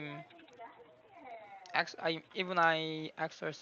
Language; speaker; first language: English; non-native, learner; Korean